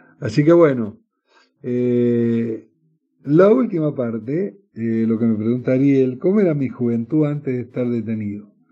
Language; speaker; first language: Spanish; native; Spanish